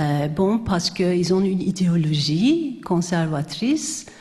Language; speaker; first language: French; non-native, fluent; Turkish